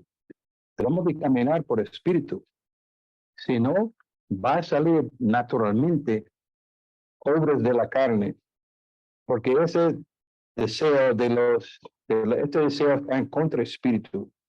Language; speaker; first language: Spanish; non-native, fluent; English